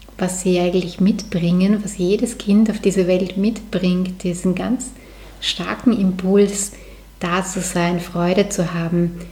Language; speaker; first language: German; native; German